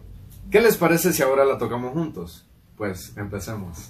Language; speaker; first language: Spanish; native; Spanish